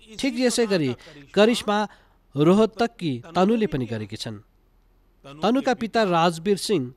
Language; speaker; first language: Nepali; native; Nepali